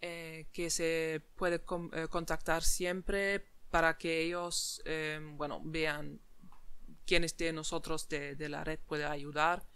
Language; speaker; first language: Spanish; non-native, fluent; German